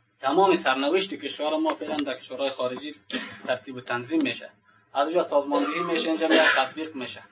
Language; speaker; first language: Persian; native; Persian